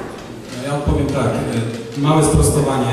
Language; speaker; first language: Polish; native; Polish